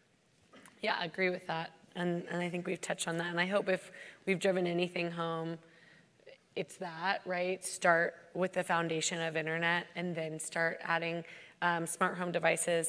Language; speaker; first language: English; native; English